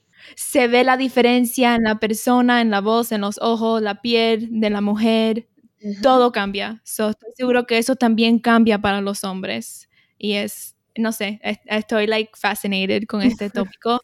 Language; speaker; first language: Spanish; early bilingual, heritage; Spanish